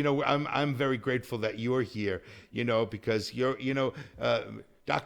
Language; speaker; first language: English; native; English